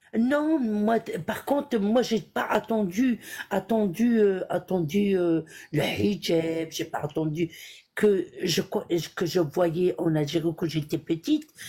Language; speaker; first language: French; early bilingual, other home language; Arabic